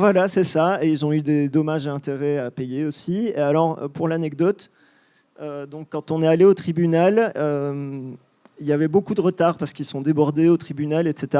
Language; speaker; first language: French; native; French